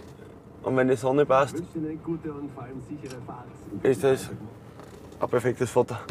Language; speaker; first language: German; native; German